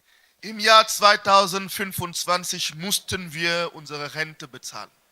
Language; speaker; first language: German; non-native, fluent; French